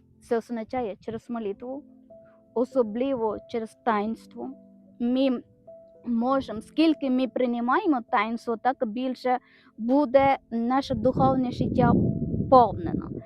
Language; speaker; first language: Ukrainian; non-native, learner; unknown